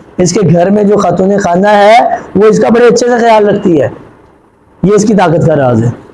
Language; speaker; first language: Urdu; non-native, local second language; Punjabi